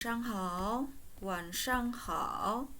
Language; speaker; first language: Chinese; non-native, fluent; Indonesian